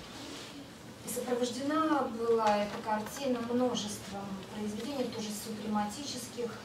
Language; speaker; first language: Russian; native; Russian